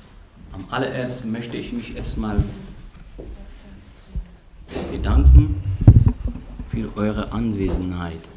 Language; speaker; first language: German; non-native, fluent; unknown